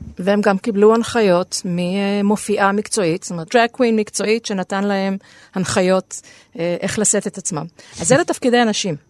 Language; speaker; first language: Hebrew; native; Hebrew